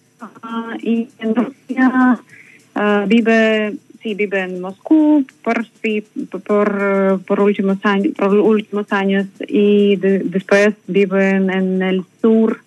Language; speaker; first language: Spanish; non-native, learner; Russian